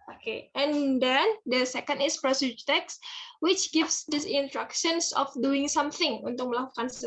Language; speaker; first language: English; non-native, fluent; Indonesian